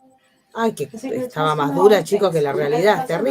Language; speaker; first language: Spanish; native; Spanish